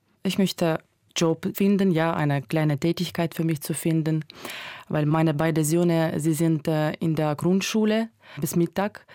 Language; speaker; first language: German; non-native, fluent; Ukrainian